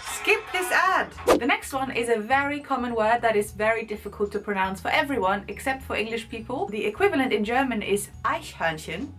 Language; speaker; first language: English; non-native, fluent; German